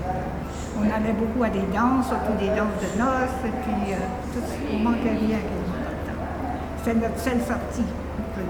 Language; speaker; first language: French; native; French